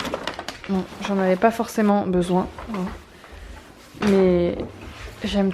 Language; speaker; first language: French; native; French